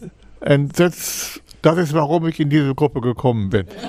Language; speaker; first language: German; non-native, fluent; English